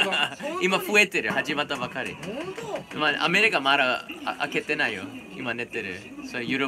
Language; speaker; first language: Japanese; non-native, learner; English